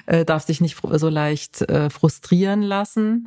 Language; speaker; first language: German; native; German